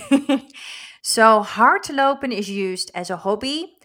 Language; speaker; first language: English; non-native, fluent; Dutch